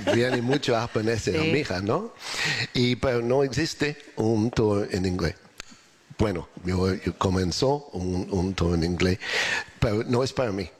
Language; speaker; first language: Spanish; non-native, learner; English